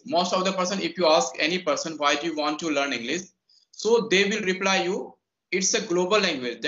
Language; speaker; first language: English; non-native, local second language; Hindi